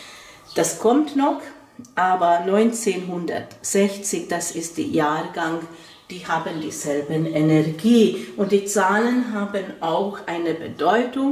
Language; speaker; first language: German; non-native, fluent; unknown